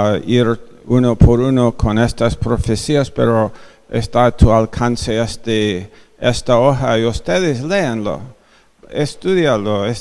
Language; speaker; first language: Spanish; non-native, fluent; English